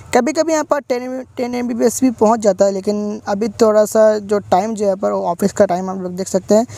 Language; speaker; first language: Hindi; non-native, local second language; Bangla